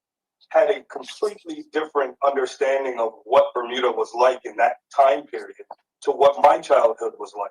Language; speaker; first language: English; native; English